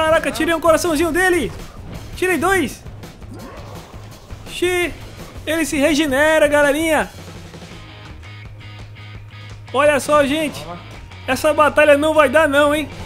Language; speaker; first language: Portuguese; native; Portuguese